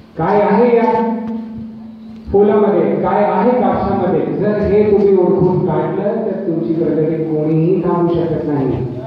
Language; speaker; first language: Marathi; non-native, local second language; Hindi